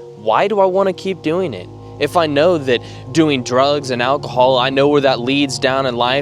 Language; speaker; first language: English; native; English